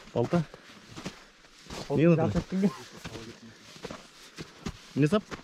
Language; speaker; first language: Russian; non-native, local second language; Kyrgyz